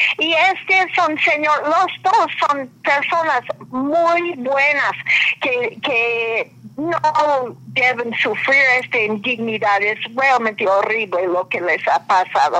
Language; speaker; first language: Spanish; non-native, fluent; English